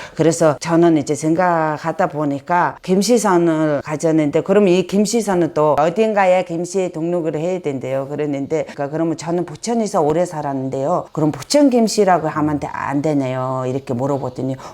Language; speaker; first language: Korean; non-native, fluent; Mongolian